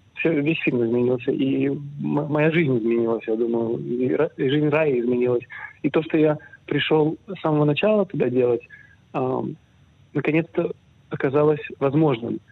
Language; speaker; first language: Russian; early bilingual, other home language; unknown